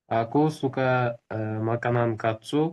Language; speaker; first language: Indonesian; non-native, learner; Kyrgyz